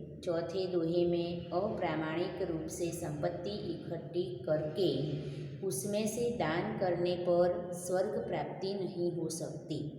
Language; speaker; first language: Hindi; non-native, local second language; Gujarati